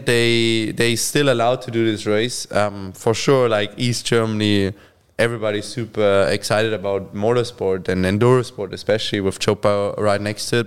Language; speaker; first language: English; non-native, fluent; German